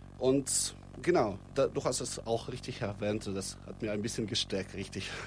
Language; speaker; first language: German; non-native, fluent; Russian